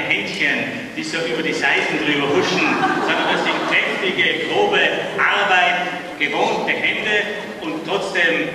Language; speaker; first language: German; native; German